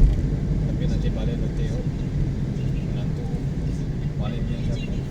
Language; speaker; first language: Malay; non-native, local second language; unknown